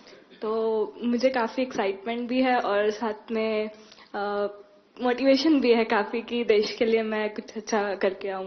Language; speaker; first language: Hindi; native; Hindi